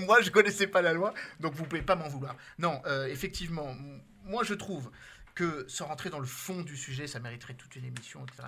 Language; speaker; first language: French; native; French